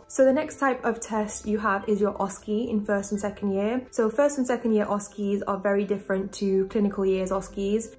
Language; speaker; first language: English; native; English